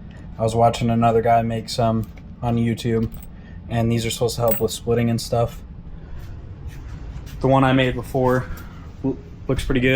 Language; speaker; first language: English; native; English